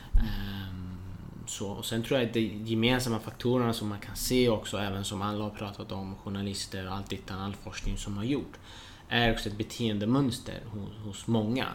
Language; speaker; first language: Swedish; early bilingual, other home language; Persian